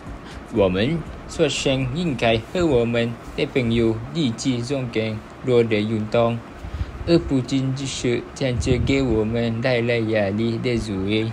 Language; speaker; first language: Chinese; non-native, learner; Malay